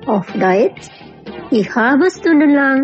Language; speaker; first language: German; non-native, fluent; Indonesian